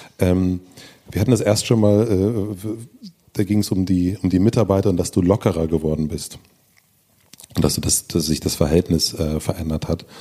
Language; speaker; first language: German; native; German